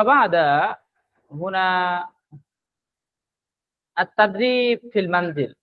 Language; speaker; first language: Arabic; non-native, fluent; Bangla